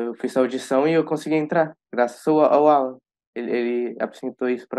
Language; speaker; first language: Portuguese; early bilingual, other home language; Spanish